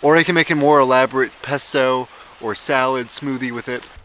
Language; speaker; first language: English; native; English